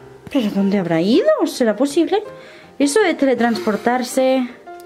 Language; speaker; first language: Spanish; native; Spanish